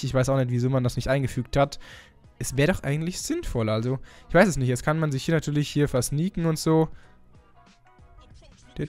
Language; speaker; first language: German; native; German